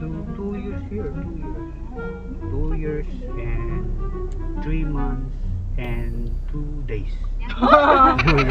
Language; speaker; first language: English; non-native, local second language; Filipino